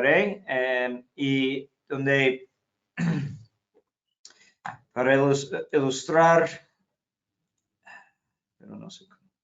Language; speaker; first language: Spanish; non-native, fluent; English